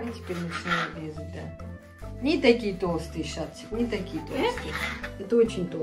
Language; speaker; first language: Russian; native; Russian